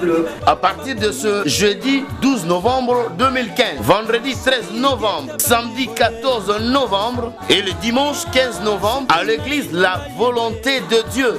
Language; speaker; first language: French; non-native, local second language; Lingala